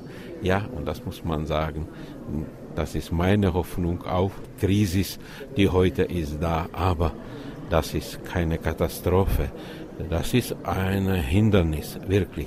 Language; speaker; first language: German; non-native, fluent; Czech